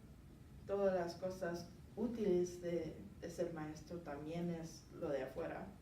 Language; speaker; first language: Spanish; non-native, learner; English